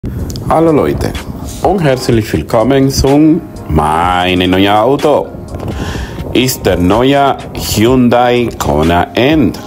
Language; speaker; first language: German; non-native, learner; Spanish